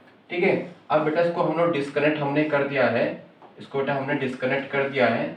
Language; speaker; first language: Hindi; native; Hindi